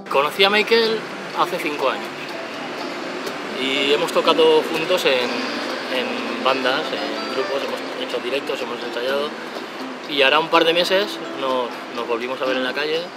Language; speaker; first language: Spanish; native; Spanish